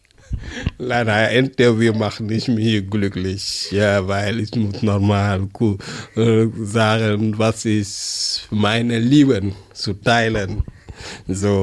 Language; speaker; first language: German; non-native, learner; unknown